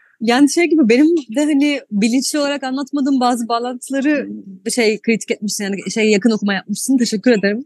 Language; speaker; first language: Turkish; native; Turkish